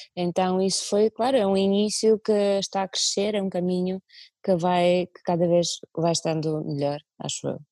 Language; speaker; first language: Portuguese; non-native, fluent; Russian